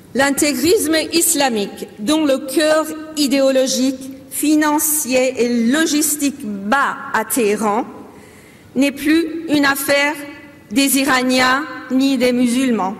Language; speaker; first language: French; non-native, fluent; Persian